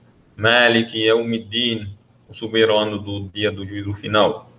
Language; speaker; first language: Portuguese; non-native, learner; Arabic